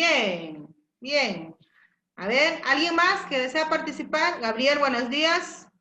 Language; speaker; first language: Spanish; native; Spanish